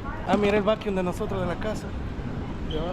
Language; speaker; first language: Spanish; native; Spanish